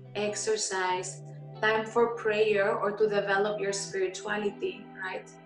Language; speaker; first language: English; non-native, fluent; Spanish